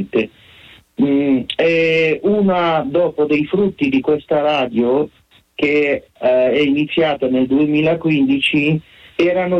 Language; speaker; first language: Italian; non-native, fluent; Arabic